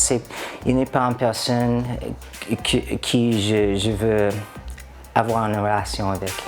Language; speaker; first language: French; non-native, learner; English